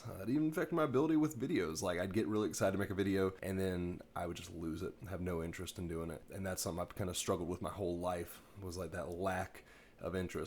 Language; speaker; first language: English; native; English